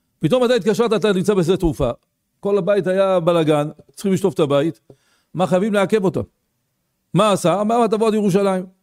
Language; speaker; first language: Hebrew; native; Hebrew